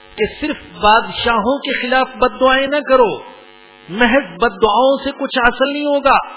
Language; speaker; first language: Urdu; non-native, local second language; Punjabi